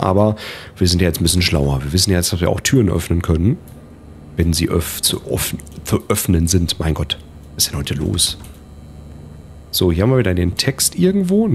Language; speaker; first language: German; native; German